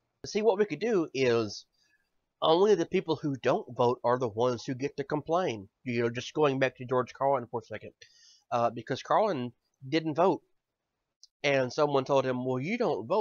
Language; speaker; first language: English; native; English